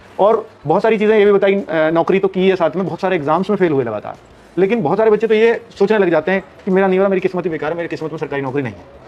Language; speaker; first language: Hindi; native; Hindi